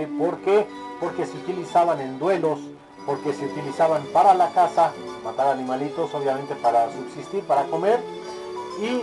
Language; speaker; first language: Spanish; native; Spanish